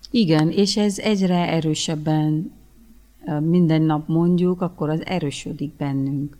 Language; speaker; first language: Hungarian; early bilingual, other home language; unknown